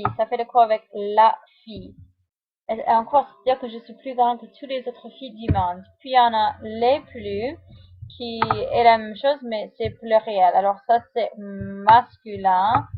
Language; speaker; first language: French; non-native, fluent; English